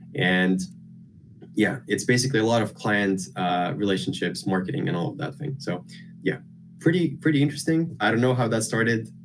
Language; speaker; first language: English; non-native, fluent; Lithuanian